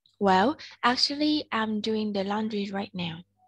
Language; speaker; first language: English; non-native, fluent; Vietnamese